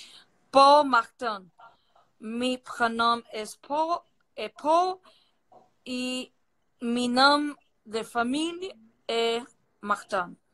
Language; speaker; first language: French; non-native, learner; Portuguese